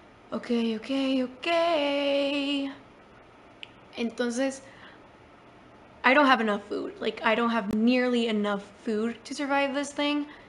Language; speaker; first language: English; non-native, fluent; Spanish